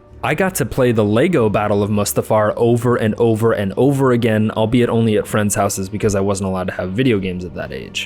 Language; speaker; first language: English; native; English